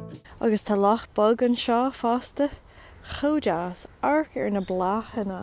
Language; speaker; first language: Irish; non-native, local second language; English